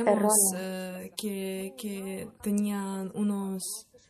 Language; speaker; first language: Spanish; non-native, learner; Russian